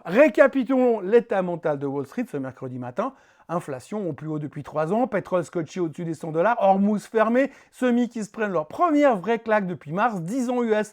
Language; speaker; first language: French; native; French